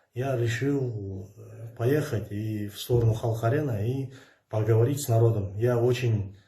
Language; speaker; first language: Russian; non-native, local second language; Kazakh